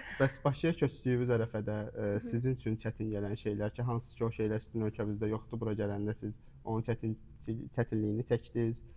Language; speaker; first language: Azerbaijani; native; Azerbaijani